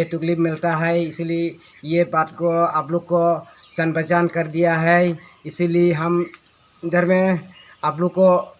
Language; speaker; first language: Hindi; non-native, local second language; Khasi